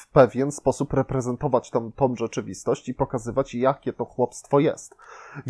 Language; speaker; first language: Polish; native; Polish